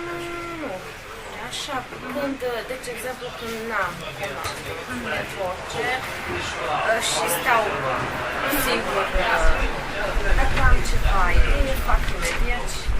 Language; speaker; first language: Romanian; non-native, local second language; Hungarian